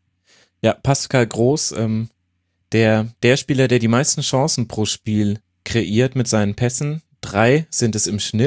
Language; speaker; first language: German; native; German